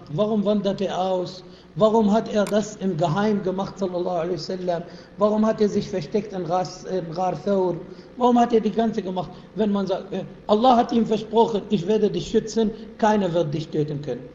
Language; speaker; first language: German; non-native, fluent; Arabic